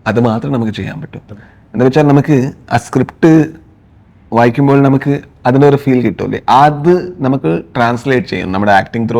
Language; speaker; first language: Malayalam; non-native, learner; Kannada